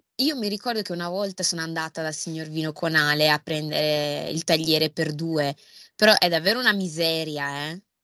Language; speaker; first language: Italian; early bilingual, other home language; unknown